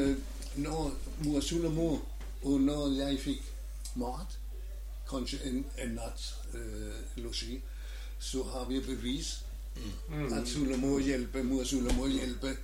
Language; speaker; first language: Danish; non-native, learner; German